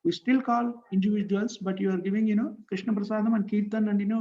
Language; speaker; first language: English; non-native, local second language; Telugu